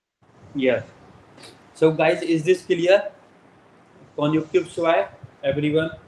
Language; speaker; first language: English; non-native, local second language; Hindi